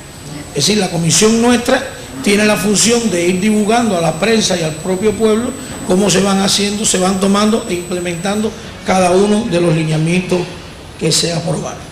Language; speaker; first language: Spanish; native; Spanish